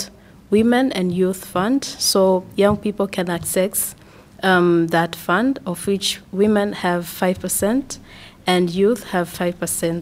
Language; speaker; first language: English; non-native, local second language; Swahili